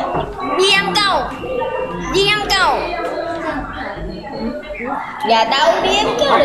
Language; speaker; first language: Indonesian; non-native, learner; Vietnamese